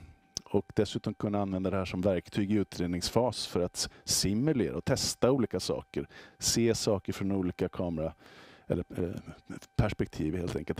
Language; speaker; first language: Swedish; native; Swedish